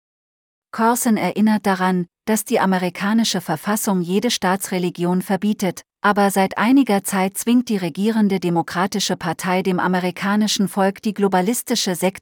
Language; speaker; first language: German; native; German